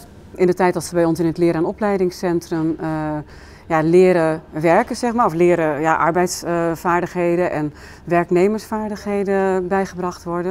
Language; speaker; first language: Dutch; native; Dutch